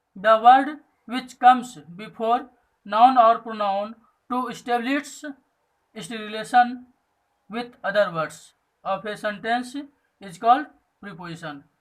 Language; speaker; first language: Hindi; native; Hindi